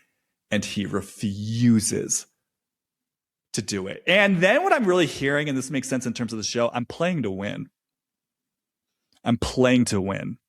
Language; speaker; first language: English; native; English